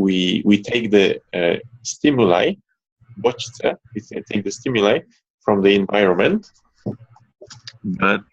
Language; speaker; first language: English; non-native, fluent; Polish